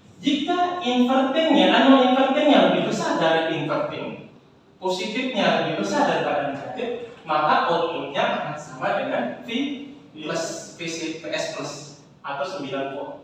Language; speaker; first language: Indonesian; native; Indonesian